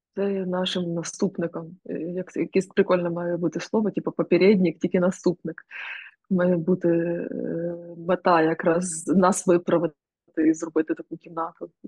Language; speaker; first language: Ukrainian; native; Ukrainian